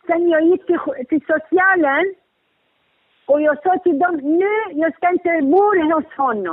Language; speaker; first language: Swedish; non-native, learner; Syriac